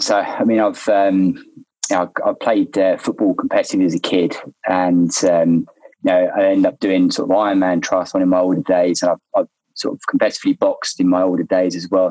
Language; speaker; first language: English; native; English